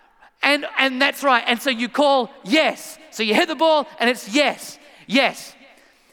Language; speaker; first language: English; native; English